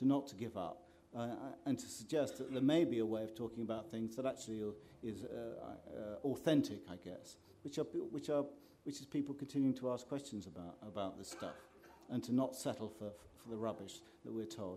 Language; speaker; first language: English; native; English